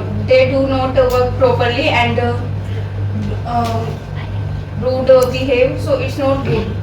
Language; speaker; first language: English; non-native, learner; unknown